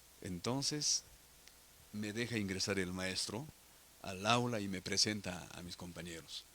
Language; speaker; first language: Spanish; non-native, local second language; Quechua